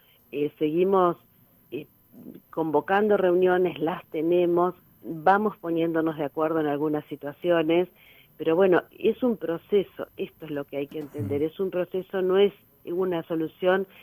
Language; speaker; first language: Spanish; native; Spanish